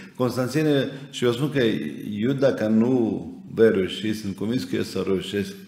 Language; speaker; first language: Romanian; non-native, fluent; Arabic